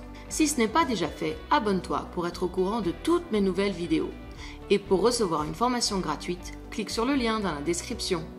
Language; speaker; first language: French; non-native, fluent; English